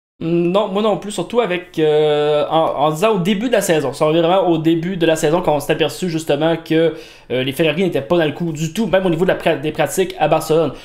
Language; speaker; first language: French; native; French